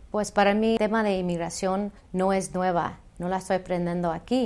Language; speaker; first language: Spanish; early bilingual, heritage; Spanish